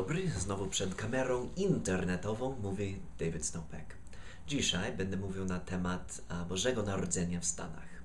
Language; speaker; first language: Polish; non-native, fluent; English